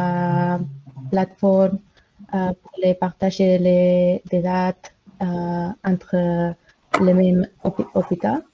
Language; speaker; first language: French; non-native, learner; Spanish